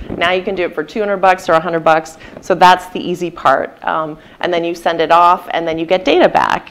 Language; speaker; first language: English; native; English